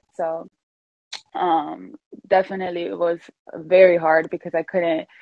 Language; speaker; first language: English; early bilingual, other home language; Spanish